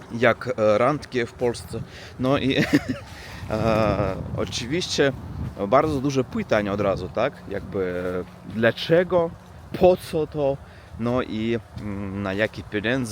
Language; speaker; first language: Polish; non-native, learner; Russian